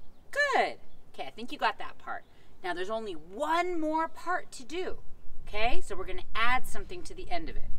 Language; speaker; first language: English; native; English